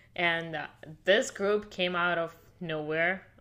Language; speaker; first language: English; non-native, fluent; Russian